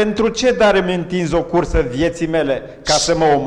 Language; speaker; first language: Romanian; native; Romanian